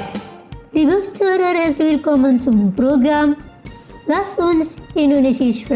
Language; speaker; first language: German; non-native, fluent; Indonesian